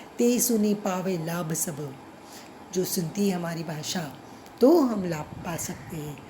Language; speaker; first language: Hindi; non-native, local second language; Marathi